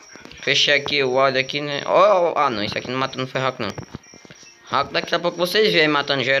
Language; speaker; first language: Portuguese; native; Portuguese